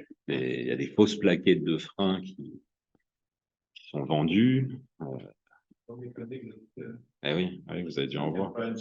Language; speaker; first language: French; native; French